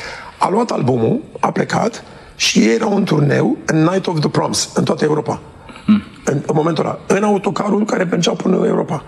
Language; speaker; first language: Romanian; native; Romanian